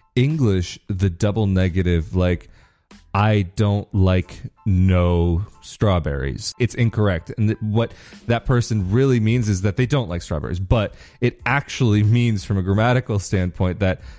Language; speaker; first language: English; native; English